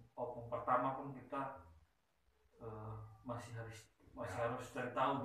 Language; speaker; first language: Indonesian; native; Indonesian